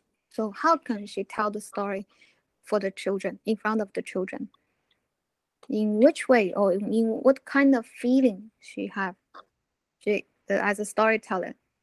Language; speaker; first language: English; non-native, fluent; Chinese